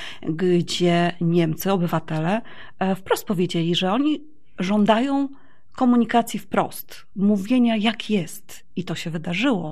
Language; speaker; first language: Polish; native; Polish